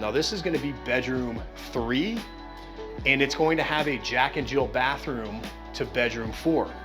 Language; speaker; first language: English; native; English